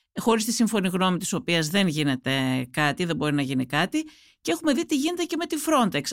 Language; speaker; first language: Greek; native; Greek